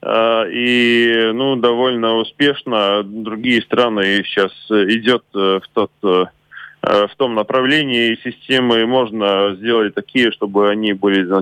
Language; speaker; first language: Russian; non-native, local second language; Latvian